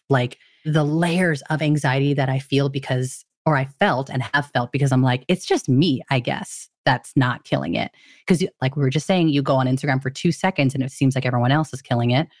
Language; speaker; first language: English; early bilingual, other home language; Filipino